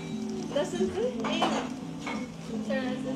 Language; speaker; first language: Turkish; non-native, learner; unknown